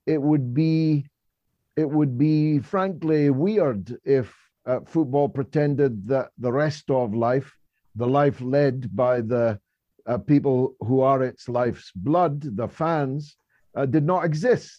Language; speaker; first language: English; native; English